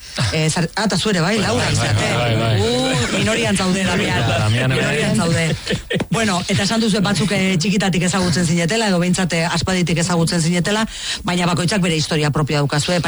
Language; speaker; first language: Basque; native; Basque